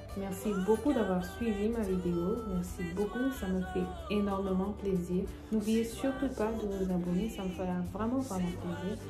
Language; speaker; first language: French; non-native, local second language; Lingala